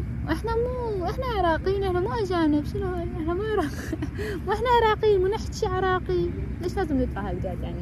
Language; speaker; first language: Arabic; non-native, fluent; Persian